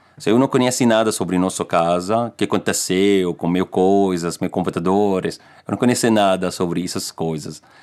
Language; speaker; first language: Portuguese; non-native, learner; Arabic